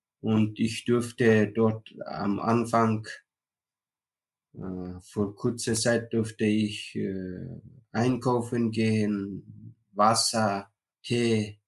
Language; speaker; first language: German; non-native, learner; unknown